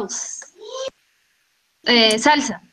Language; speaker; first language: English; non-native, learner; Spanish